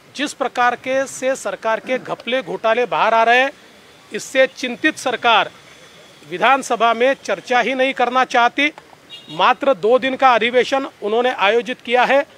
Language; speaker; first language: Hindi; non-native, local second language; Marathi